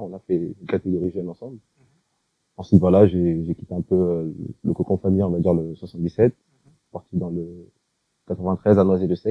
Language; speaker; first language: French; native; French